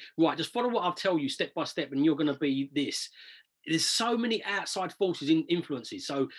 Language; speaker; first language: English; native; English